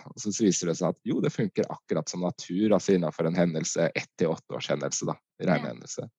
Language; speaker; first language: Norwegian; native; Norwegian